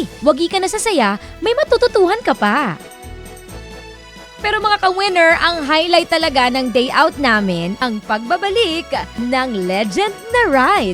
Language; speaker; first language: Filipino; native; Filipino